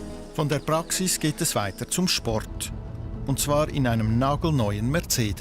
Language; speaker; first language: German; native; German